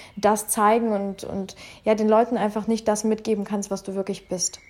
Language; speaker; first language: German; early bilingual, other home language; Russian